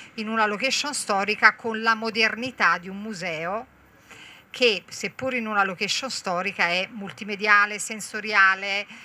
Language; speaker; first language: Italian; native; Italian